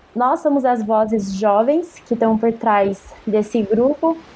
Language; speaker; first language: Portuguese; native; Portuguese